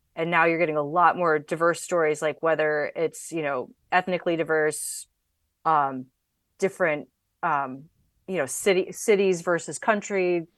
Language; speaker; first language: English; native; English